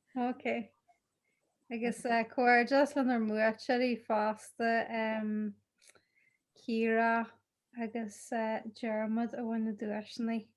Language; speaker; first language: Irish; native; Irish